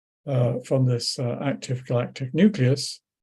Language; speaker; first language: English; native; English